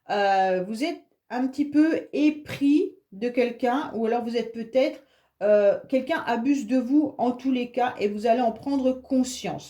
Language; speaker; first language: French; native; French